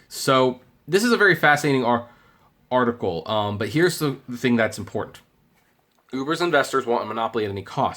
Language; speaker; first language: English; native; English